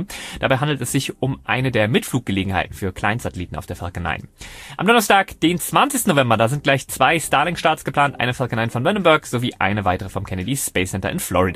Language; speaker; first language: German; native; German